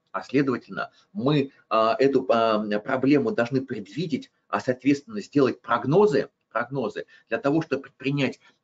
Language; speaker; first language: Russian; native; Russian